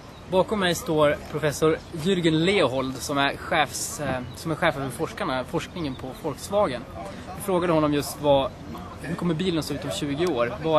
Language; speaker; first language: Swedish; native; Swedish